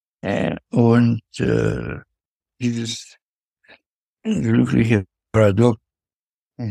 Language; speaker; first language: German; non-native, fluent; Russian